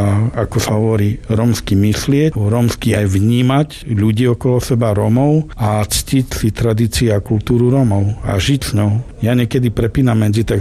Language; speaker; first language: Slovak; non-native, local second language; Romany